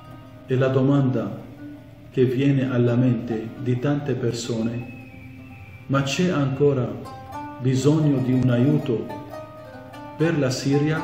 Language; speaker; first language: Italian; non-native, fluent; Arabic